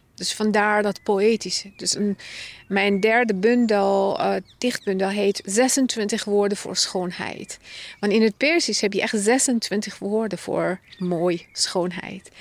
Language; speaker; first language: Dutch; non-native, fluent; Persian